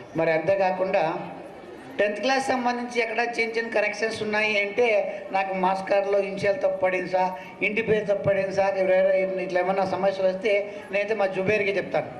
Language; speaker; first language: Telugu; non-native, local second language; Kannada